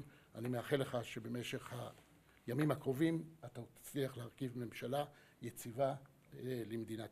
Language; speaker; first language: Hebrew; native; Hebrew